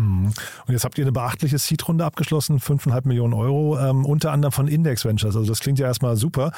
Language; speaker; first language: German; native; German